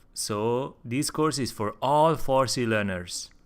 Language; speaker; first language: English; non-native, fluent; Persian